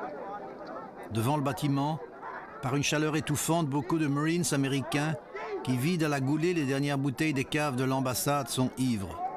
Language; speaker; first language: French; native; French